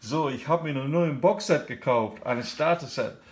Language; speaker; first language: German; non-native, learner; English